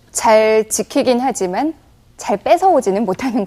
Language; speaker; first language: Korean; native; Korean